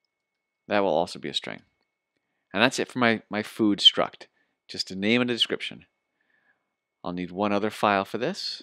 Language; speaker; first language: English; native; English